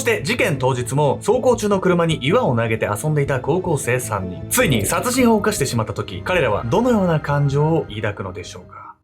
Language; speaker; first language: Japanese; native; Japanese